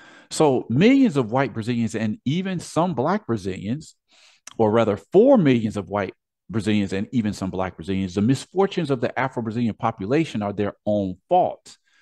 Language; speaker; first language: English; native; English